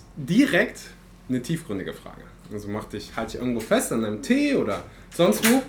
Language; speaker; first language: German; native; German